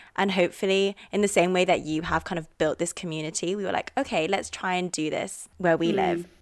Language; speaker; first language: English; native; English